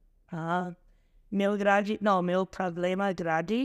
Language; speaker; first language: Portuguese; non-native, learner; English